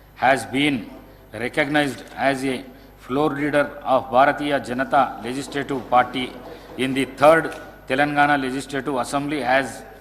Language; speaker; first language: English; non-native, local second language; Telugu